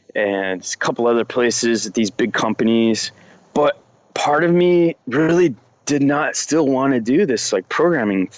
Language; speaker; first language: English; native; English